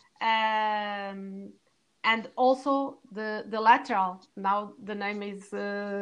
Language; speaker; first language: English; non-native, learner; Portuguese